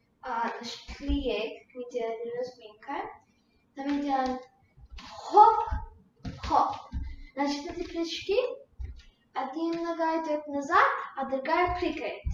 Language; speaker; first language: Russian; early bilingual, heritage; Russian